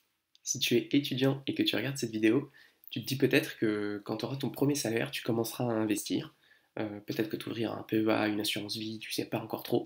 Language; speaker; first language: French; native; French